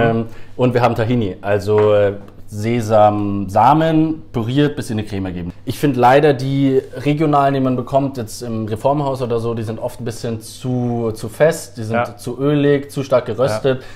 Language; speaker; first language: German; native; German